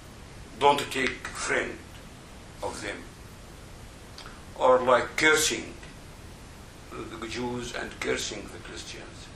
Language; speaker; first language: English; non-native, fluent; Arabic